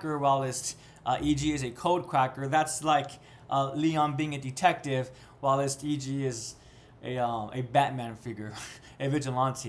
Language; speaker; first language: English; native; English